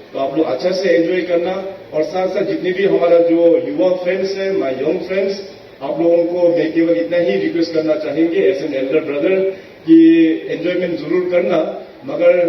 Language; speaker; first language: Hindi; non-native, local second language; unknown